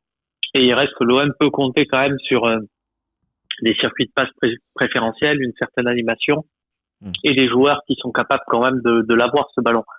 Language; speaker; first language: French; native; French